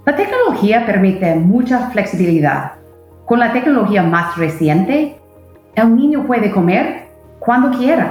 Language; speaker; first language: Spanish; non-native, fluent; English